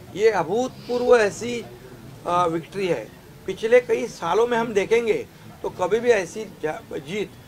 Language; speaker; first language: Hindi; non-native, local second language; Marathi